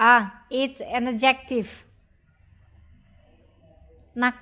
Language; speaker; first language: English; non-native, fluent; Indonesian